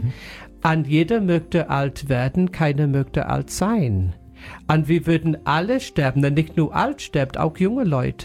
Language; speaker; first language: German; non-native, fluent; English